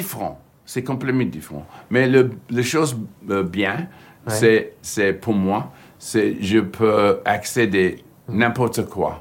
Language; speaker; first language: French; non-native, learner; English